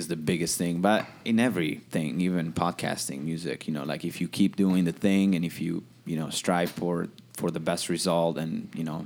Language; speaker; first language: English; non-native, fluent; Italian